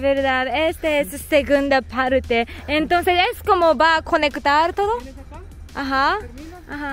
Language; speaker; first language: Spanish; non-native, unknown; Japanese